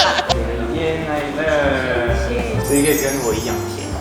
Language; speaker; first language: Chinese; non-native, fluent; French